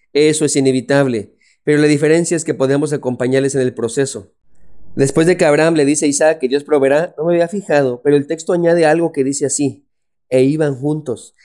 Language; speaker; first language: Spanish; native; Spanish